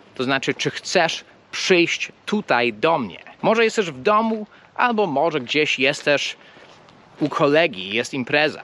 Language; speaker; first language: Polish; non-native, fluent; English